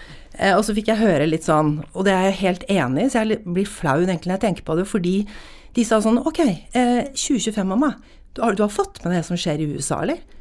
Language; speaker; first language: Norwegian; native; Norwegian